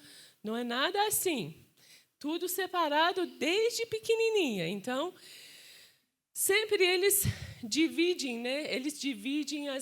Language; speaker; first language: Portuguese; non-native, fluent; Persian